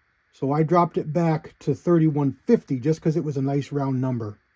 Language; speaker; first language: English; native; English